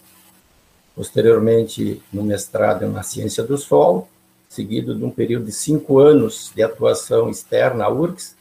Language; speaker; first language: Portuguese; native; Portuguese